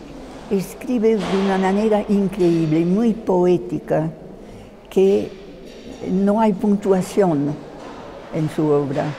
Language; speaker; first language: Spanish; non-native, fluent; French